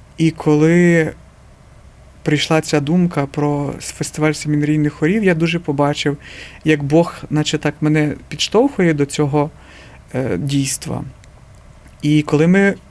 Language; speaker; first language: Ukrainian; native; Ukrainian